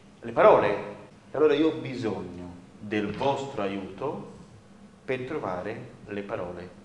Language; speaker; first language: Italian; native; Italian